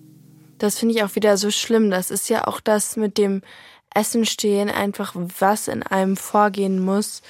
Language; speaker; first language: German; native; German